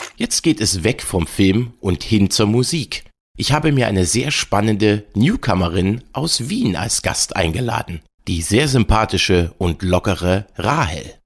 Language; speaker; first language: German; native; German